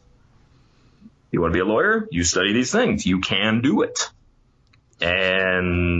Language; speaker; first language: English; native; English